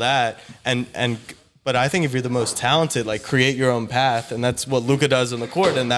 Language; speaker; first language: English; native; English